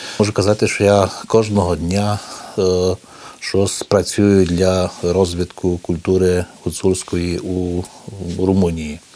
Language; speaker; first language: Ukrainian; early bilingual, heritage; Ukrainian